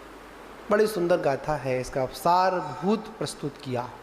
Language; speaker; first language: Hindi; native; Hindi